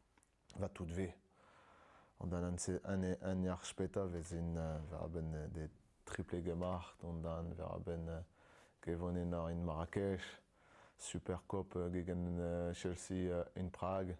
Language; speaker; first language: German; non-native, learner; French